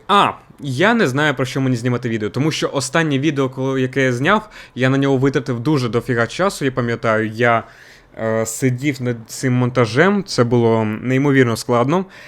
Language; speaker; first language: Ukrainian; non-native, local second language; Russian